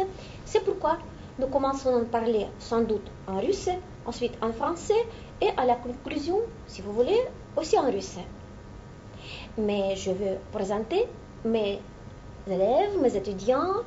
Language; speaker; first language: French; non-native, fluent; Russian